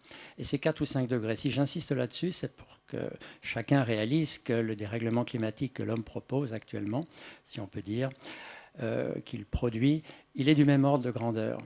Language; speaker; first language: French; native; French